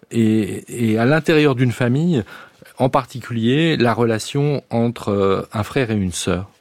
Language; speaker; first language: French; native; French